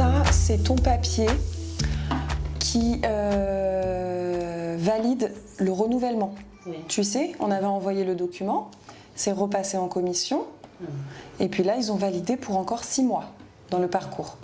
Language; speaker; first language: French; native; French